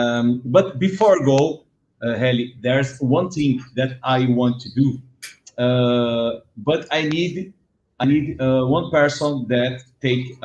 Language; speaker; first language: English; non-native, learner; Portuguese